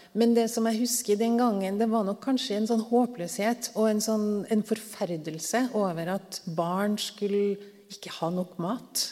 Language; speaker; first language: Norwegian; native; Norwegian